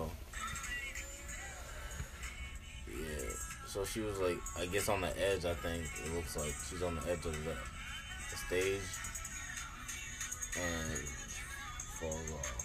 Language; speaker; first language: English; native; English